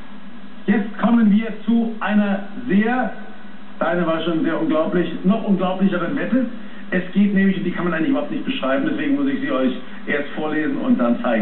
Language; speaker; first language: German; native; German